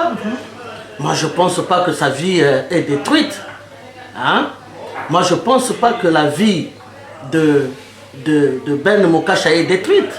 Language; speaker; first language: French; non-native, local second language; Lingala